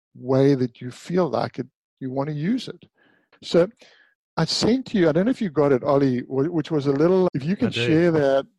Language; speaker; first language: English; native; English